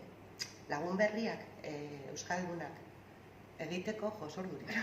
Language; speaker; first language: Basque; non-native, local second language; Spanish